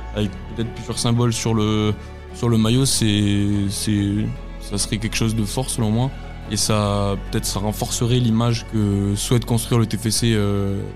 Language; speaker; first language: French; native; French